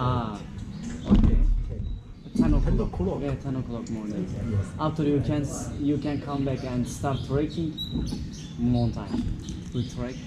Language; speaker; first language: English; non-native, learner; Turkish